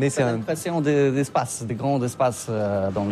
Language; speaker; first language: French; non-native, learner; Polish